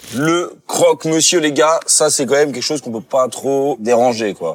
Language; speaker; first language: French; native; French